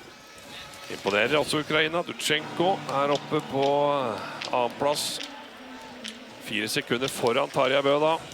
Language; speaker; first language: Norwegian; native; Norwegian